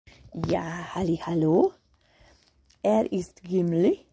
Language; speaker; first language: German; non-native, learner; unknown